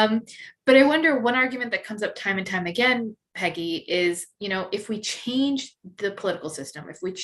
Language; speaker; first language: English; native; English